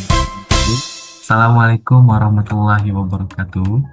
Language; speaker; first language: Indonesian; native; Indonesian